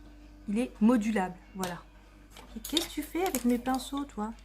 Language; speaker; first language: French; native; French